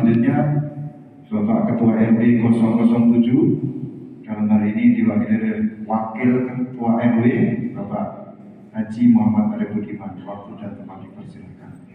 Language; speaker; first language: Indonesian; native; Indonesian